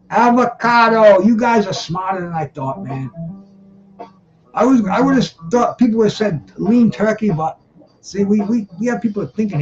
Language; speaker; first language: English; native; English